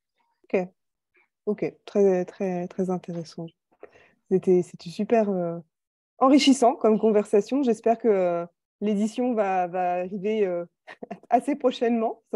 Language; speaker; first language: French; native; French